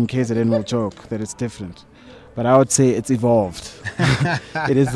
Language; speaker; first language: English; non-native, local second language; Zulu